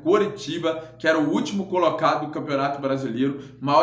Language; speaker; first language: Portuguese; native; Portuguese